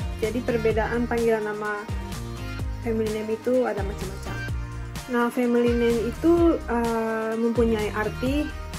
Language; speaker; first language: Indonesian; early bilingual, heritage; Japanese